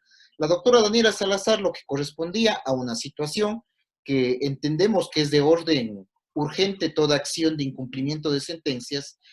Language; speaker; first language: Spanish; native; Spanish